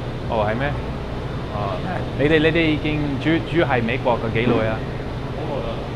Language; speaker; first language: Cantonese; non-native, learner; English